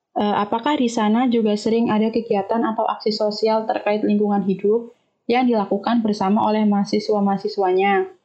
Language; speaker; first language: Indonesian; native; Indonesian